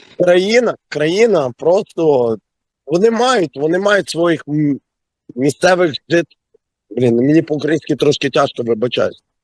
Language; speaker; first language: Ukrainian; native; Ukrainian